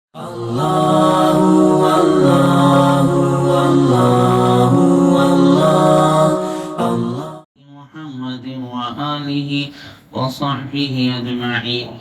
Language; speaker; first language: Urdu; native; Urdu